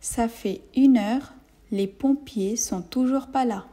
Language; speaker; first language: French; non-native, fluent; Bangla